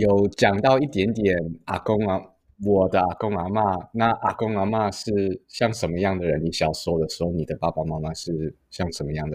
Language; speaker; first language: Chinese; early bilingual, heritage; Chinese